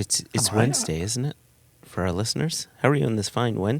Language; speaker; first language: English; native; English